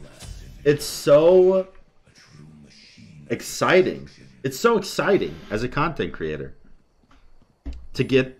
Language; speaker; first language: English; native; English